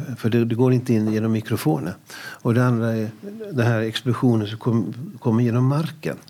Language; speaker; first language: Swedish; native; Swedish